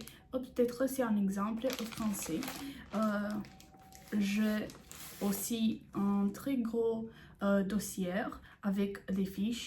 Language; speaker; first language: French; non-native, learner; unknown